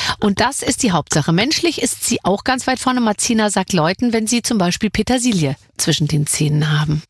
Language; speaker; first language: German; native; German